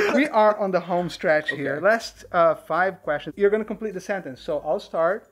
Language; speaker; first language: English; non-native, fluent; Portuguese